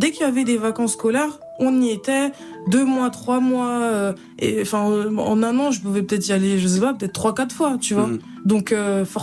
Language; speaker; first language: French; native; French